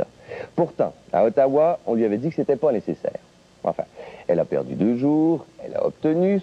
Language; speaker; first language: French; native; French